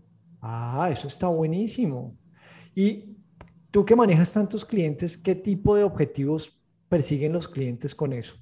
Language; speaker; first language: Spanish; native; Spanish